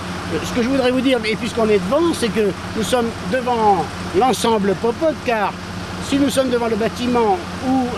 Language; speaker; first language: French; native; French